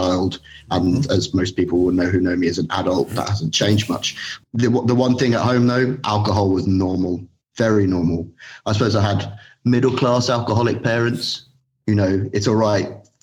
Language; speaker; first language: English; native; English